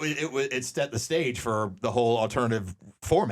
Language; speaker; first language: English; native; English